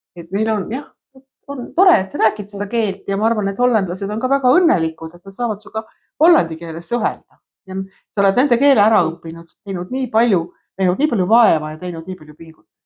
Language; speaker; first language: Estonian; native; Estonian